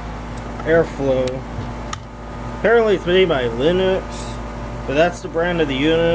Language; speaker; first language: English; native; English